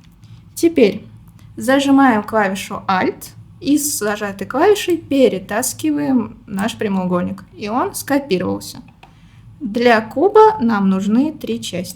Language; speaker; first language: Russian; native; Russian